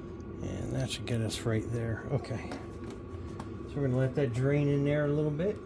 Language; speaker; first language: English; native; English